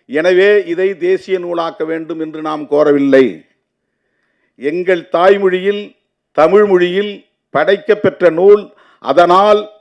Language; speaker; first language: Tamil; native; Tamil